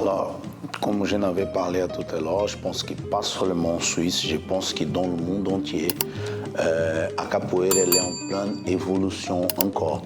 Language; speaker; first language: French; non-native, fluent; Portuguese